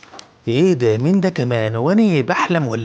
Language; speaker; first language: Arabic; native; Arabic